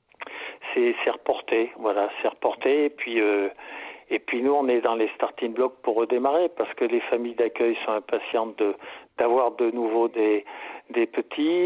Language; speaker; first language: French; native; French